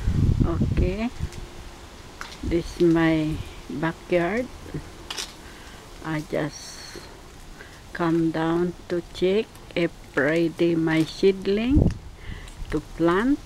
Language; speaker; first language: English; non-native, learner; Filipino